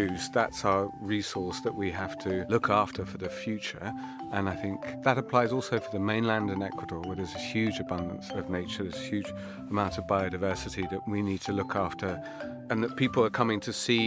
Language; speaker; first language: English; native; English